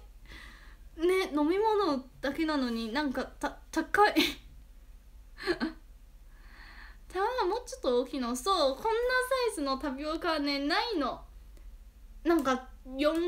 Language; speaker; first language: Japanese; non-native, fluent; Chinese